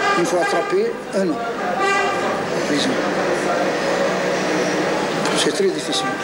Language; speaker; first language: French; non-native, learner; Arabic